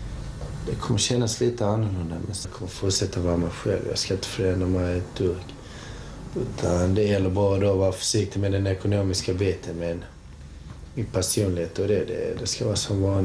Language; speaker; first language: Swedish; early bilingual, other home language; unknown